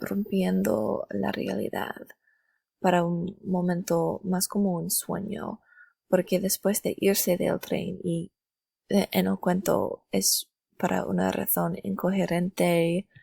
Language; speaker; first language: Spanish; non-native, learner; English